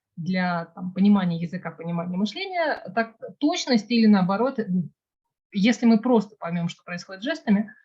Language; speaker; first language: Russian; native; Russian